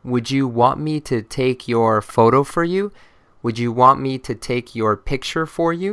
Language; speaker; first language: English; native; English